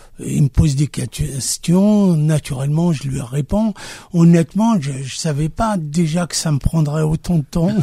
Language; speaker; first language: French; non-native, local second language; Kabyle